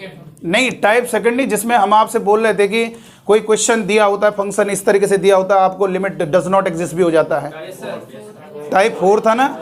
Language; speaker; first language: Hindi; native; Hindi